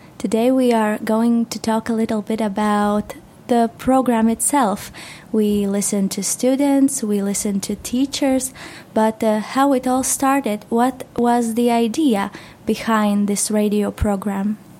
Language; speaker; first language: English; non-native, fluent; Latvian